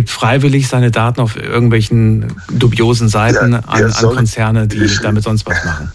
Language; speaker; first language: German; native; German